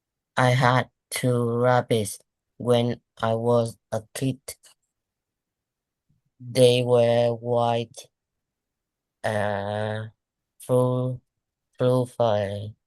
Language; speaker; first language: English; non-native, learner; Vietnamese